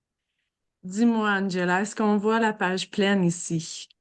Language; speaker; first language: French; native; French